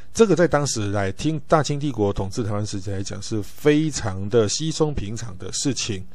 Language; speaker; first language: Chinese; native; Chinese